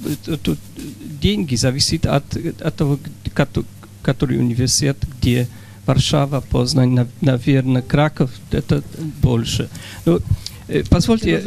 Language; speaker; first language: Russian; non-native, fluent; Polish